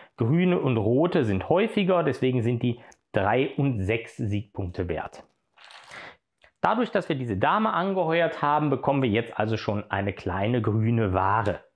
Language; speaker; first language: German; native; German